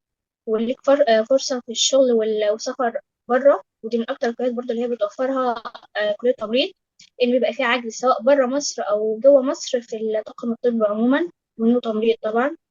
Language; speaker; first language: Arabic; native; Arabic